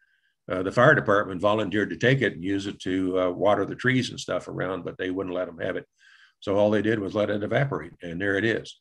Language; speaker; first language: English; native; English